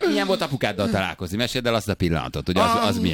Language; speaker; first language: Hungarian; native; Hungarian